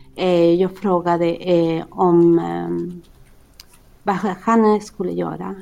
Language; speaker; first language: Swedish; non-native, fluent; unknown